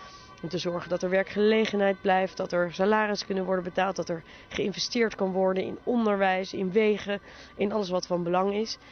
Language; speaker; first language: Dutch; native; Dutch